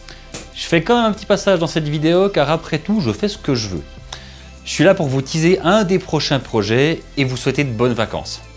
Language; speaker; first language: French; native; French